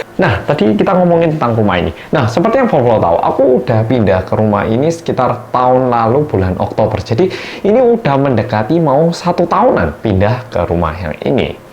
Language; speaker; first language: Indonesian; non-native, fluent; Korean